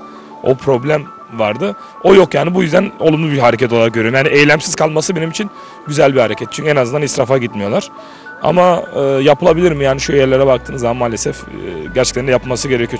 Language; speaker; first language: Turkish; native; Turkish